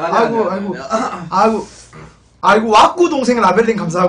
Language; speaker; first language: Korean; native; Korean